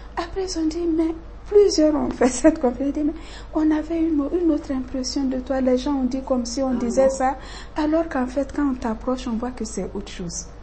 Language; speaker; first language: French; non-native, local second language; Bambara